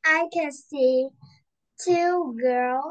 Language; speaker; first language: English; non-native, learner; Vietnamese